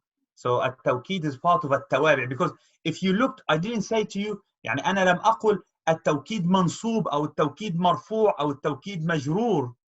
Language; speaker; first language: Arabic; non-native, fluent; English